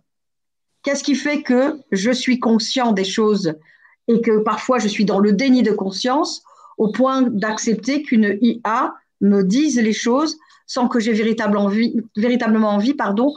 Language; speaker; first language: French; native; French